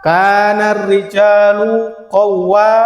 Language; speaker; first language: Arabic; non-native, fluent; Indonesian